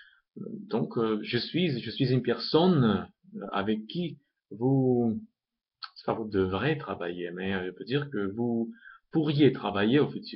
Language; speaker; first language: French; non-native, fluent; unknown